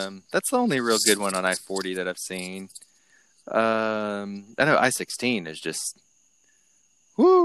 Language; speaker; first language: English; native; English